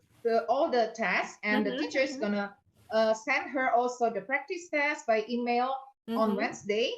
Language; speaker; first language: English; non-native, fluent; Indonesian